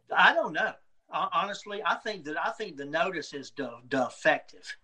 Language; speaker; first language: English; native; English